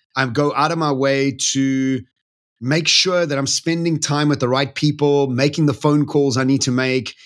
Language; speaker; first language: English; native; English